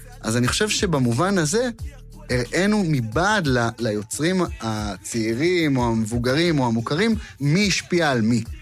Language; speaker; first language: Hebrew; native; Hebrew